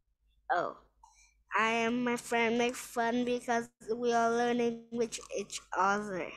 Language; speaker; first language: English; non-native, learner; Vietnamese